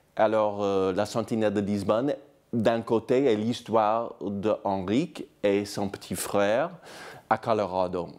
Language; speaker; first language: French; non-native, fluent; English